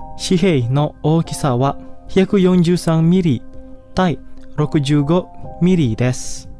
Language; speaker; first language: Japanese; non-native, fluent; Indonesian